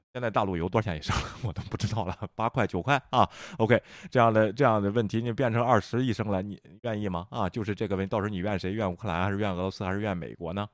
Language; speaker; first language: Chinese; native; Chinese